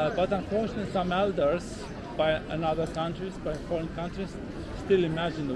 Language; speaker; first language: English; non-native, local second language; Albanian